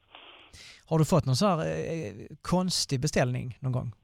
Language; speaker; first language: Swedish; native; Swedish